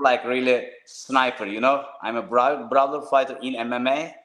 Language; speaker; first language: English; non-native, learner; Turkish